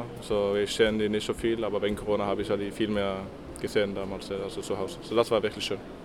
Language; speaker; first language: German; non-native, learner; Norwegian